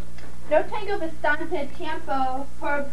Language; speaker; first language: Spanish; non-native, learner; English